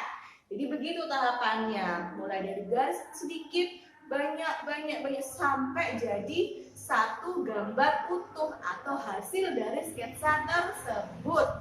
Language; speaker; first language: Indonesian; native; Indonesian